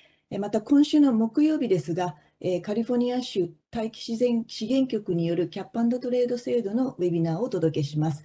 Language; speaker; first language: Japanese; native; Japanese